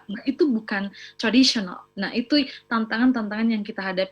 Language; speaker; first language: Indonesian; native; Indonesian